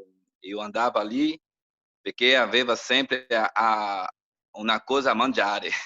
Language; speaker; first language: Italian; non-native, learner; Portuguese